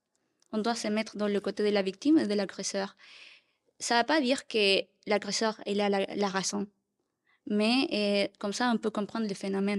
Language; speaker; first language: French; non-native, learner; Spanish